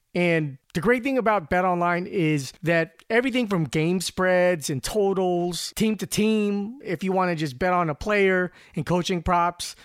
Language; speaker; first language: English; non-native, local second language; Filipino